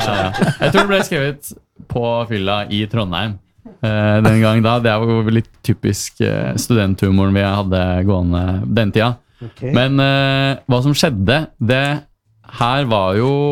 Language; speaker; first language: Norwegian; native; Norwegian